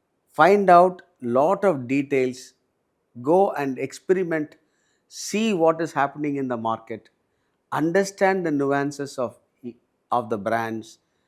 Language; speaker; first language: English; non-native, local second language; Tamil